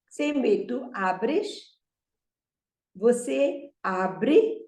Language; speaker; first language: Portuguese; non-native, fluent; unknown